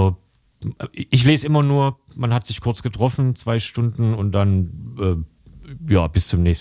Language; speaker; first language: German; native; German